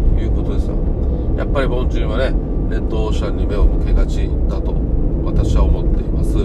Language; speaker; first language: Japanese; native; Japanese